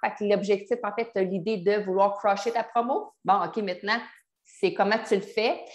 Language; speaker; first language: French; native; French